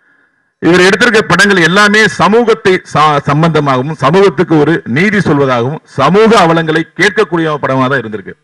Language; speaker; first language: Tamil; native; Tamil